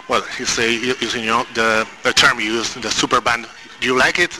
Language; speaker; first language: English; non-native, fluent; Spanish